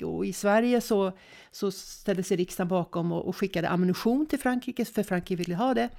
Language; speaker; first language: Swedish; native; Swedish